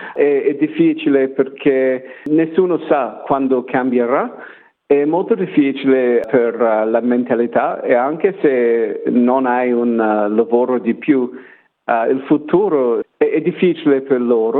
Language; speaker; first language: Italian; non-native, learner; English